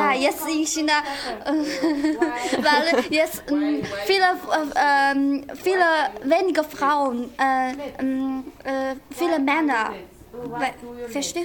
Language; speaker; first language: German; non-native, learner; Chinese